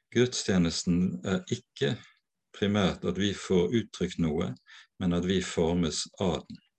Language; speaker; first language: Norwegian; native; Norwegian